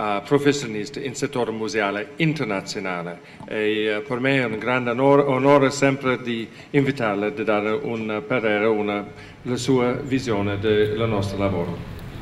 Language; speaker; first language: Italian; non-native, fluent; English